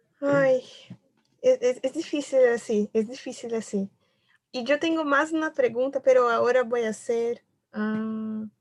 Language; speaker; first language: Spanish; non-native, learner; Portuguese